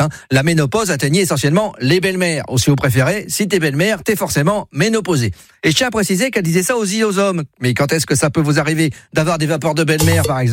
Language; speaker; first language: French; native; French